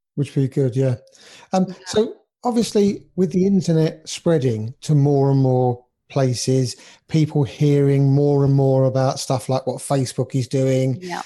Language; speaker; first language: English; native; English